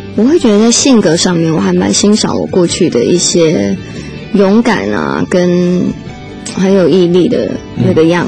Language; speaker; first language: Chinese; native; Chinese